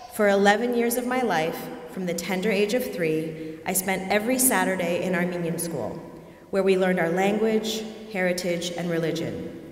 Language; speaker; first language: English; native; English